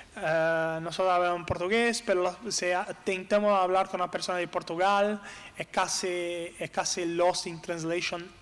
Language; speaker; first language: Spanish; non-native, learner; Portuguese